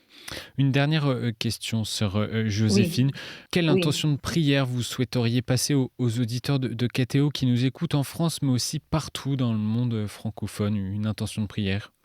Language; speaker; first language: French; native; French